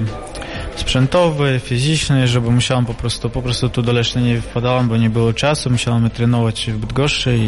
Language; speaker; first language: Polish; non-native, fluent; Russian